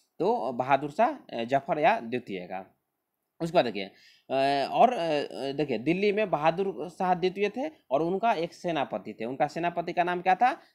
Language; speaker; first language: Hindi; native; Hindi